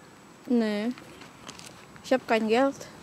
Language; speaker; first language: German; non-native, learner; Indonesian